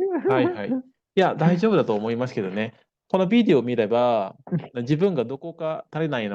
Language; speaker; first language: Japanese; non-native, fluent; Indonesian